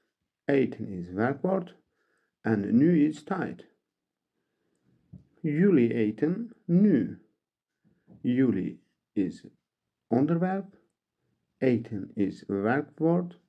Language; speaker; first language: Dutch; non-native, learner; Turkish